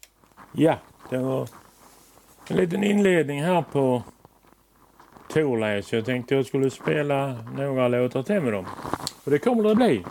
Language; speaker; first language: Swedish; native; Swedish